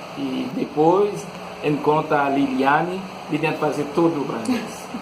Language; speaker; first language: Portuguese; non-native, learner; Haitian Creole